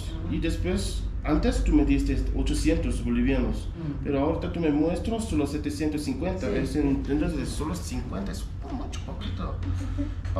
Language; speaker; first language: Spanish; non-native, learner; Korean